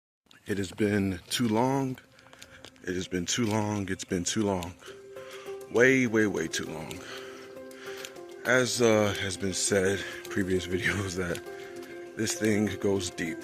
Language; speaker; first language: English; native; English